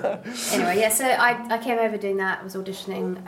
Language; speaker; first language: English; native; English